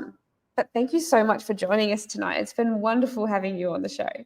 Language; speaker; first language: English; native; English